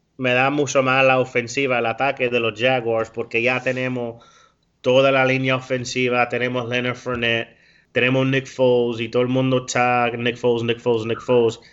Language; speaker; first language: Spanish; early bilingual, heritage; Spanish